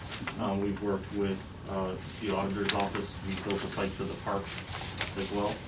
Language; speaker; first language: English; native; English